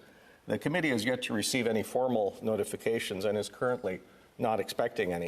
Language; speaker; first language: English; native; English